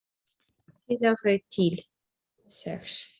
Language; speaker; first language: French; non-native, learner; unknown